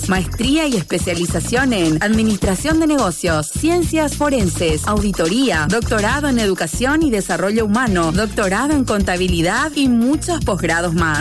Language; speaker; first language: Spanish; native; Spanish